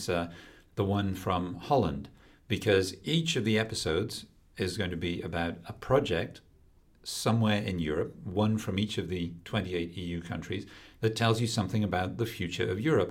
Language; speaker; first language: English; native; English